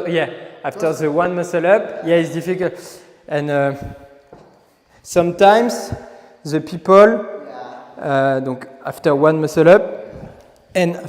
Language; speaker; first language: English; non-native, learner; French